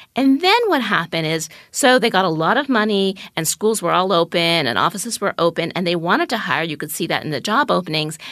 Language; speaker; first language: English; native; English